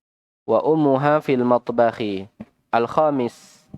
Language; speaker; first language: Arabic; non-native, fluent; Indonesian